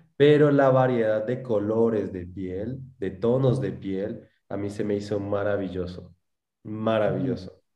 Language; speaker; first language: Spanish; native; Spanish